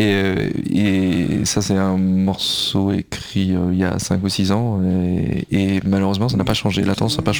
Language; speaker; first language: French; native; French